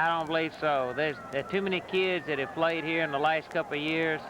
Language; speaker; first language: English; native; English